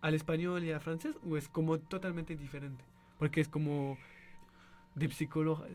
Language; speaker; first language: Spanish; non-native, learner; French